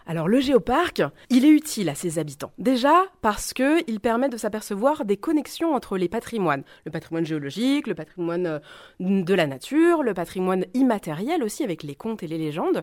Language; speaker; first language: French; native; French